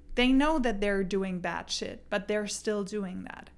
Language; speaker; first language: English; non-native, fluent; German